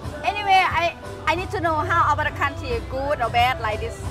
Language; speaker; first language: English; non-native, learner; Thai